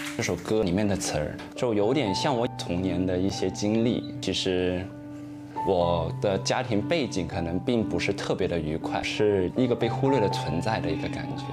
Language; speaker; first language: Chinese; non-native, local second language; Cantonese